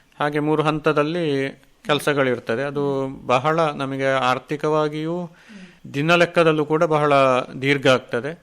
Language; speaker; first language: Kannada; native; Kannada